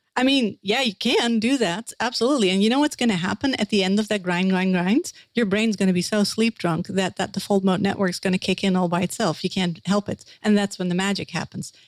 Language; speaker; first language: English; non-native, fluent; Dutch